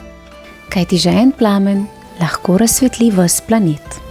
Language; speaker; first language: Slovenian; native; Slovenian